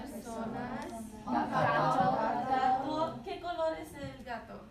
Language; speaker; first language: Spanish; non-native, fluent; English